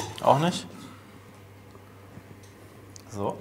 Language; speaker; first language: German; native; German